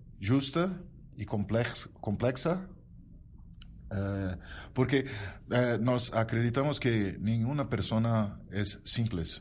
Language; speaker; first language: Spanish; non-native, learner; Portuguese